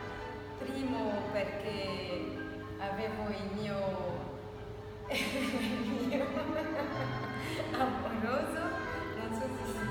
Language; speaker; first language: Italian; non-native, learner; Arabic